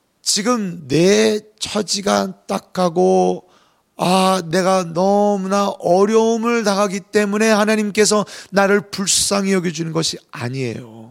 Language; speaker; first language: Korean; native; Korean